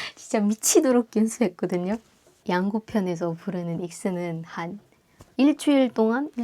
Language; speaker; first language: Korean; non-native, fluent; Indonesian